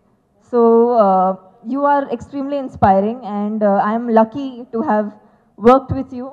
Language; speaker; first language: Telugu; non-native, fluent; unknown